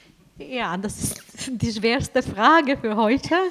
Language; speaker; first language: German; non-native, fluent; Albanian